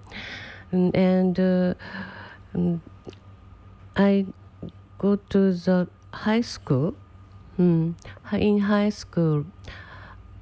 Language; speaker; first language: English; non-native, learner; Japanese